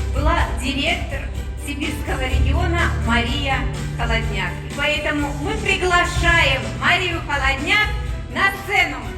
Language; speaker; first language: Russian; native; Russian